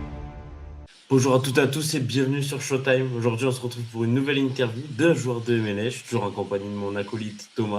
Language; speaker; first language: French; native; French